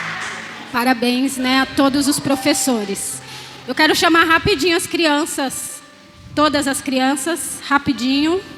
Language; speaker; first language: Portuguese; native; Portuguese